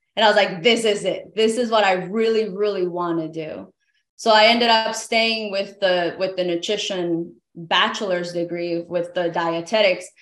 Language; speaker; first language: English; early bilingual, other home language; Spanish